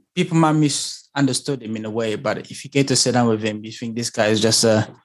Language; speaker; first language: English; early bilingual, other home language; Lingala